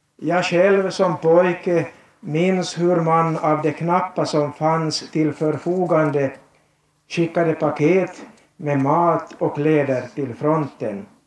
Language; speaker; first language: Swedish; native; Swedish